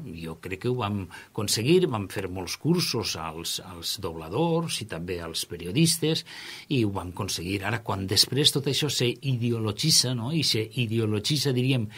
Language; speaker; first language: Catalan; native; Catalan